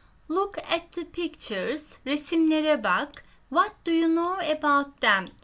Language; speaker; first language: English; non-native, fluent; Turkish